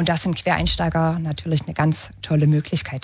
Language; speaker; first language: German; native; German